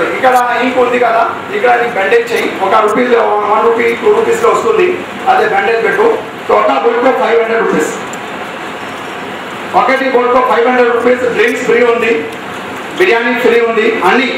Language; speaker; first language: Telugu; non-native, local second language; Hindi